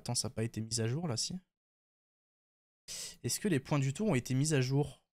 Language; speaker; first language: French; native; French